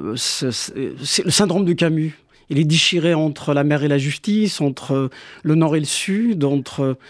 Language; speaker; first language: French; non-native, local second language; Kabyle